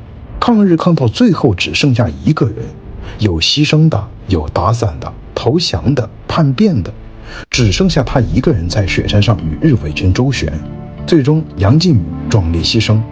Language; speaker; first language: Chinese; native; Chinese